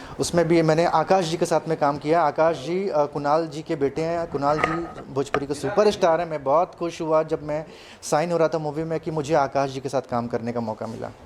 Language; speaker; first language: Hindi; non-native, local second language; Telugu